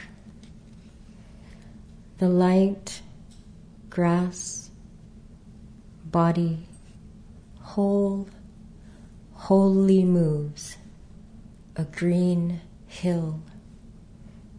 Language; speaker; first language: English; native; English